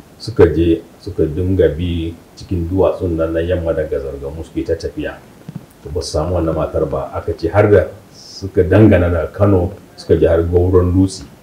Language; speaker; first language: Hausa; non-native, local second language; Kanuri